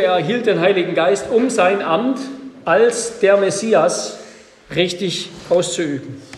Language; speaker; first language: German; native; German